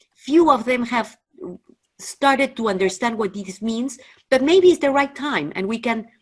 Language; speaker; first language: English; non-native, fluent; Spanish